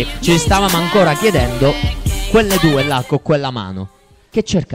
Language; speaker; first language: Italian; native; Italian